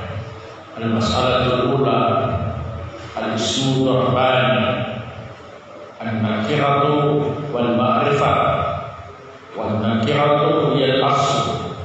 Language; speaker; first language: Arabic; non-native, fluent; Indonesian